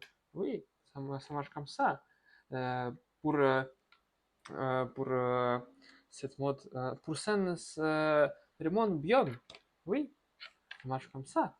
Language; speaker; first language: French; non-native, learner; Russian